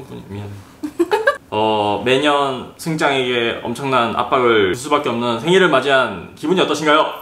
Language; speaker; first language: Korean; native; Korean